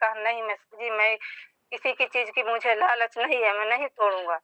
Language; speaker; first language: Hindi; native; Hindi